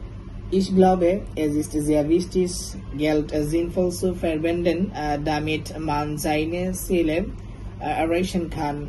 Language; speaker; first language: German; non-native, learner; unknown